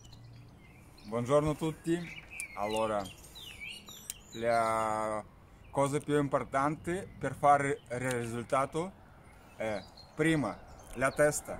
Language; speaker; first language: Italian; non-native, fluent; Russian